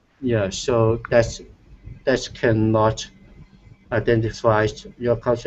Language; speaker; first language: English; non-native, learner; Cantonese